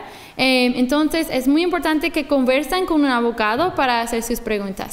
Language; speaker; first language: Spanish; non-native, fluent; English